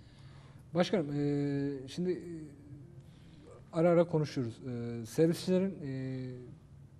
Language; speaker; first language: Turkish; native; Turkish